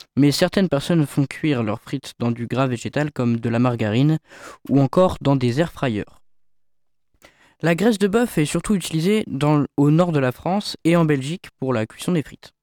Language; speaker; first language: French; native; French